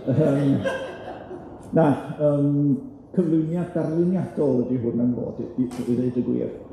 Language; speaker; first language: Welsh; native; Welsh